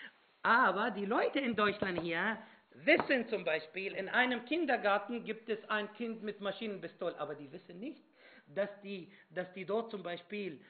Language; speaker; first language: German; non-native, fluent; Arabic